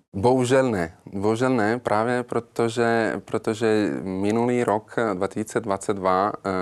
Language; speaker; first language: Czech; non-native, learner; Italian